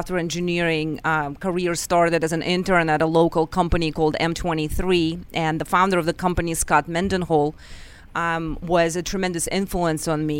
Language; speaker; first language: English; non-native, fluent; Russian